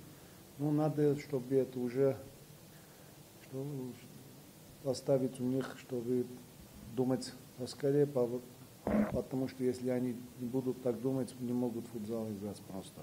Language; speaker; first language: Russian; non-native, fluent; Armenian